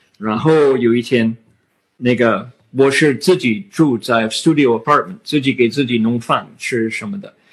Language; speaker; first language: Chinese; non-native, fluent; English